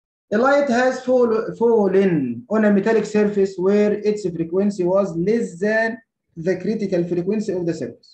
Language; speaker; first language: English; non-native, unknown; Arabic